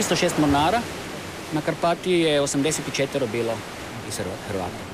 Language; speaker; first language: Serbian; native; Serbian